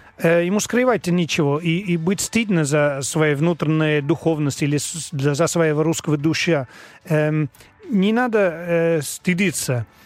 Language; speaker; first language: Russian; non-native, learner; Dutch